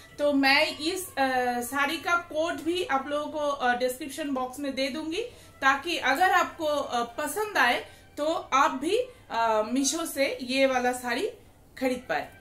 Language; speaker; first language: Hindi; non-native, local second language; Bangla